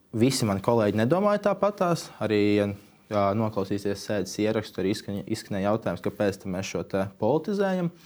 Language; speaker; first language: Latvian; native; Latvian